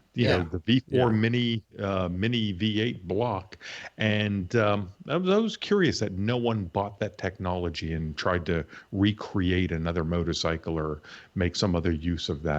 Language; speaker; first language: English; native; English